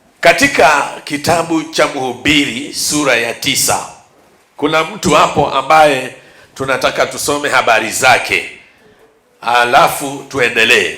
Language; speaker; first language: Swahili; non-native, local second language; Luyia